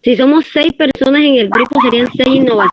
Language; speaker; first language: Spanish; native; Spanish